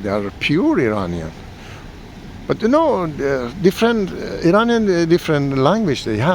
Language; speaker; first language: English; non-native, learner; Persian